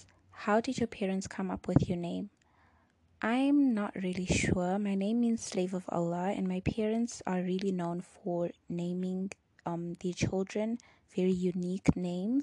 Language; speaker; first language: English; non-native, local second language; Nyanja